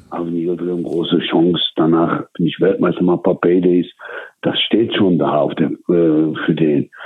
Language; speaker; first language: German; early bilingual, other home language; Turkish